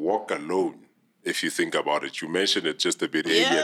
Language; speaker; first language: English; non-native, local second language; Southern Sotho